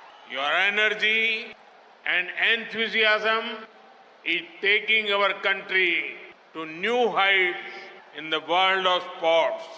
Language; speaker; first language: English; non-native, local second language; Gujarati